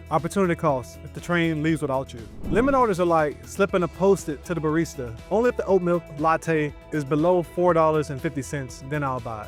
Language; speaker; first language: English; native; English